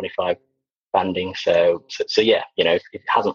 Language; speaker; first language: English; native; English